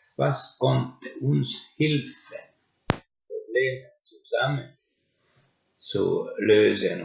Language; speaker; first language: German; non-native, learner; Finnish